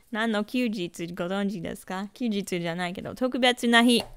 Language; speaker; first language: Japanese; non-native, fluent; English